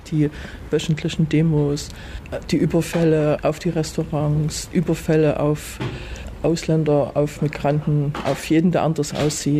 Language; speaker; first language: German; native; German